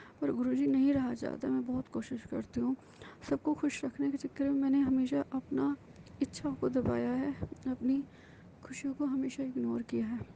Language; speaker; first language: Hindi; native; Hindi